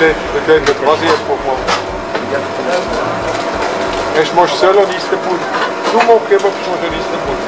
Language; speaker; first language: French; non-native, learner; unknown